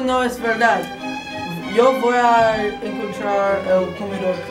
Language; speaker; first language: Spanish; non-native, learner; English